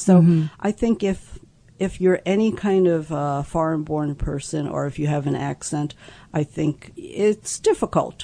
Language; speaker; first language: English; early bilingual, other home language; Cantonese